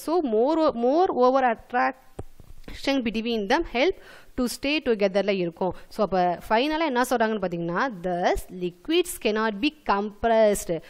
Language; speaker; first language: English; non-native, local second language; Tamil